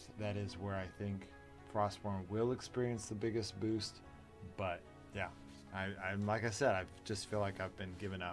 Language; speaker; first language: English; native; English